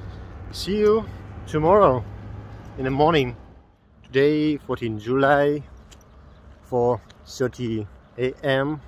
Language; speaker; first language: English; non-native, learner; Russian